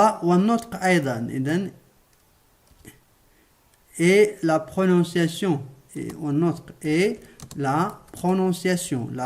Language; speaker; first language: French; non-native, local second language; Arabic